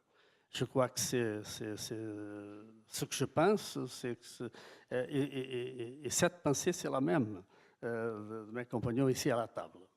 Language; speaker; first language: French; non-native, fluent; Portuguese